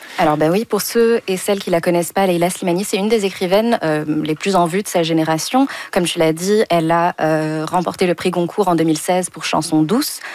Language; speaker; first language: French; native; French